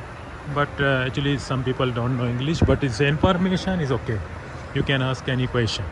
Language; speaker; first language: English; non-native, learner; Urdu